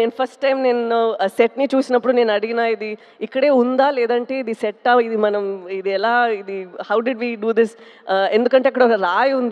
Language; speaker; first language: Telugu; non-native, fluent; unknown